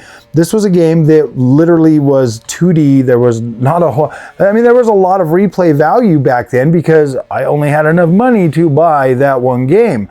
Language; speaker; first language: English; native; English